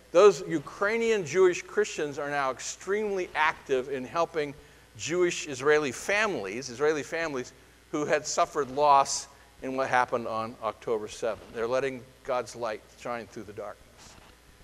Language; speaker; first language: English; native; English